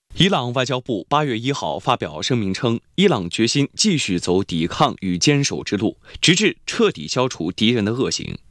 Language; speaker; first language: Chinese; native; Chinese